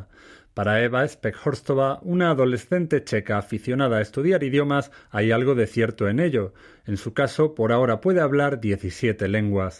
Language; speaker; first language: Spanish; native; Spanish